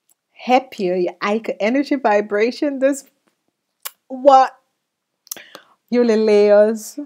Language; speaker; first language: Dutch; non-native, fluent; English